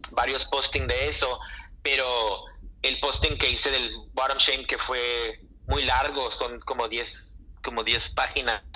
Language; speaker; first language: Spanish; early bilingual, heritage; Spanish